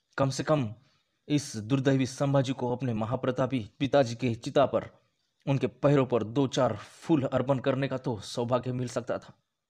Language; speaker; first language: Hindi; non-native, local second language; Marathi